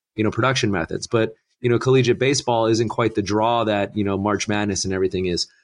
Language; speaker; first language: English; native; English